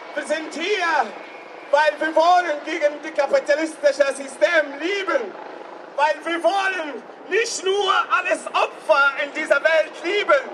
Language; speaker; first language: German; non-native, learner; Arabic